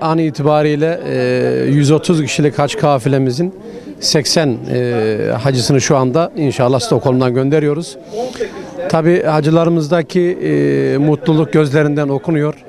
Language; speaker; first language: Turkish; native; Turkish